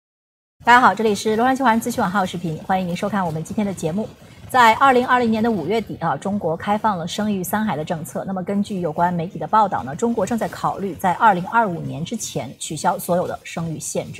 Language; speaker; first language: Chinese; native; Chinese